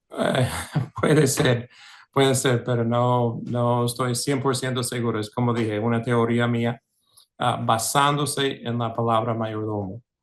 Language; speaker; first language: Spanish; non-native, fluent; English